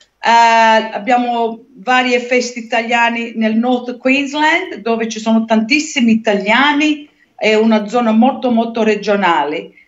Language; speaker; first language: Italian; early bilingual, heritage; Italian